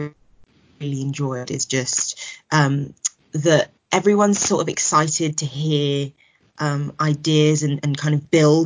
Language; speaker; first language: English; native; English